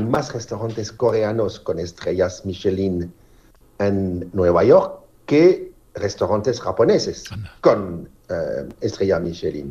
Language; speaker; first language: Spanish; non-native, fluent; French